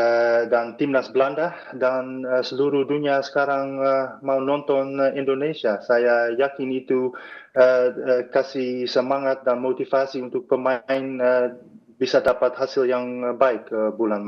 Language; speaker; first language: Indonesian; non-native, fluent; Dutch